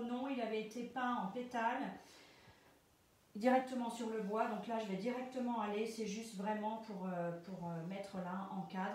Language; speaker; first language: French; native; French